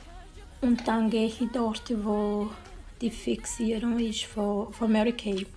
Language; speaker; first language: German; non-native, learner; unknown